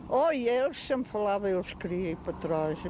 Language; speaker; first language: Portuguese; early bilingual, heritage; Portuguese